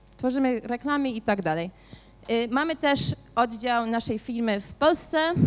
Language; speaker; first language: Polish; early bilingual, heritage; Polish